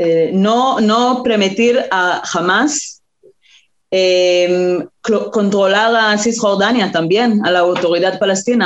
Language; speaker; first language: Spanish; non-native, fluent; Hebrew